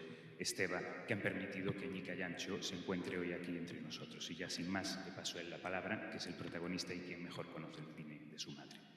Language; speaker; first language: Spanish; native; Spanish